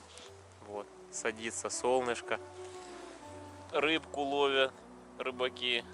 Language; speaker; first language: Russian; native; Russian